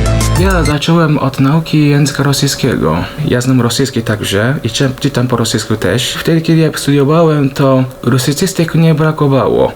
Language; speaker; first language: Polish; non-native, fluent; Japanese